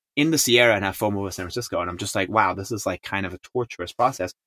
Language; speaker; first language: English; non-native, local second language; Chinese